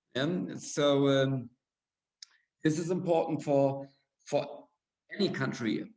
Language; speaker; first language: English; non-native, fluent; German